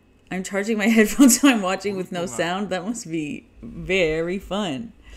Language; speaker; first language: English; native; English